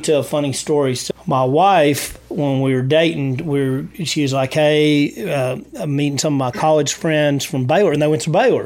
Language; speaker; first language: English; native; English